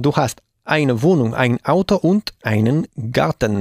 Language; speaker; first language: German; non-native, learner; Spanish